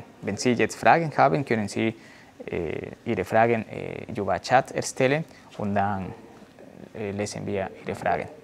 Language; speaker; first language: German; non-native, learner; Spanish